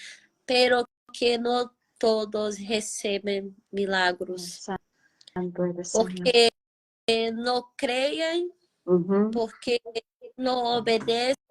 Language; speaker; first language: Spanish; non-native, learner; Portuguese